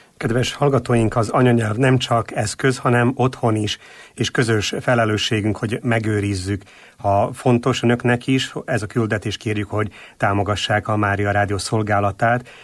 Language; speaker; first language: Hungarian; native; Hungarian